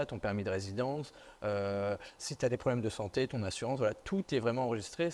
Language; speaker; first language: French; native; French